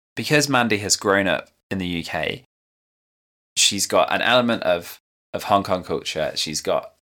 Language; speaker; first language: English; native; English